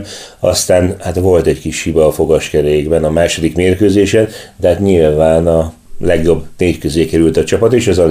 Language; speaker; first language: Hungarian; native; Hungarian